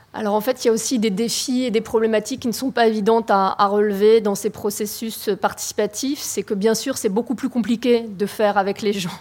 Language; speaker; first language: French; native; French